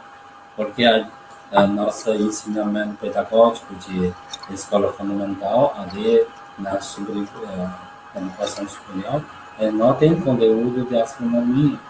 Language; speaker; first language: Portuguese; non-native, learner; Chinese